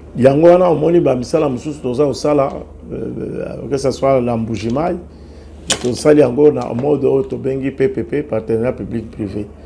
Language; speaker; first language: Lingala; non-native, local second language; Luba-Lulua